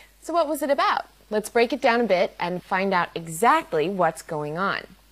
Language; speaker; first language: English; native; English